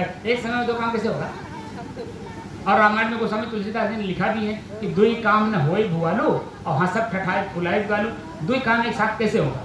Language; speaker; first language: Hindi; native; Hindi